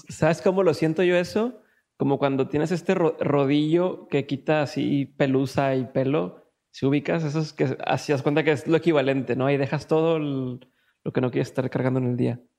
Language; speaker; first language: Spanish; native; Spanish